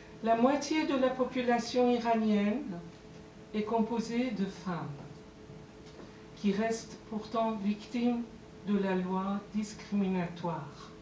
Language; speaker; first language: French; non-native, fluent; Persian